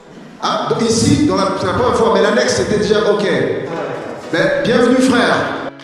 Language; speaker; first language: French; native; French